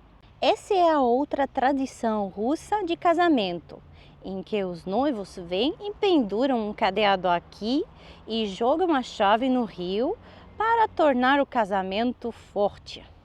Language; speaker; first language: Portuguese; non-native, fluent; Russian